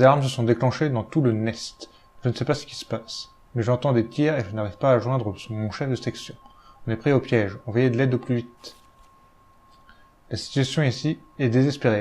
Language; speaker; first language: French; native; French